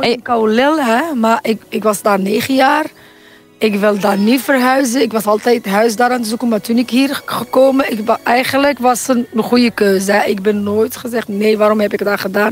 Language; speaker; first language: Dutch; non-native, learner; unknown